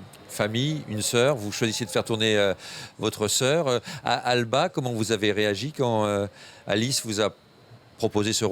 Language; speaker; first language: French; native; French